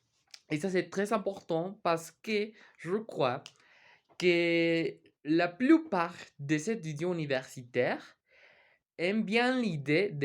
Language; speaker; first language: French; non-native, learner; Spanish